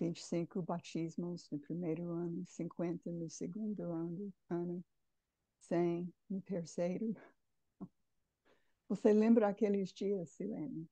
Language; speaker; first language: Portuguese; non-native, fluent; English